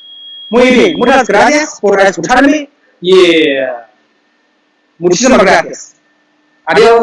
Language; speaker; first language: Spanish; non-native, learner; Chinese